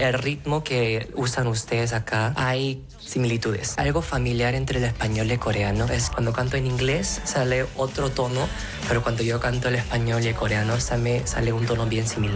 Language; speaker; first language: Spanish; non-native, fluent; Korean